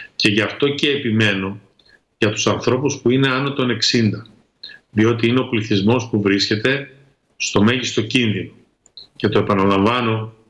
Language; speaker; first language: Greek; native; Greek